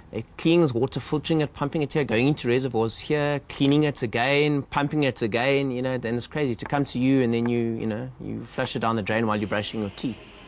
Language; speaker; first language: English; native; English